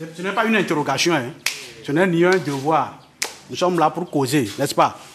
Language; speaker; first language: French; non-native, local second language; Ewe